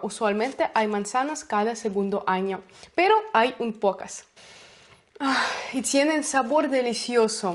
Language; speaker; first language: Spanish; non-native, learner; Russian